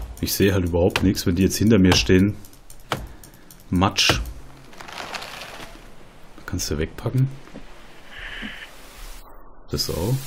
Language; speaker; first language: German; native; German